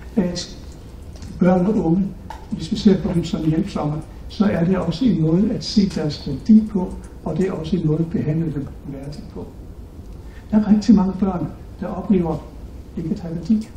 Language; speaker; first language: Danish; native; Danish